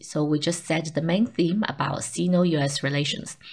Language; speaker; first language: English; non-native, fluent; Chinese